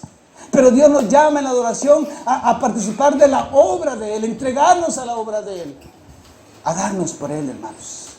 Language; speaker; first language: Spanish; native; Spanish